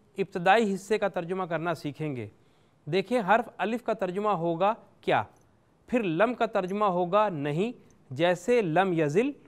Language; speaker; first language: Urdu; native; Urdu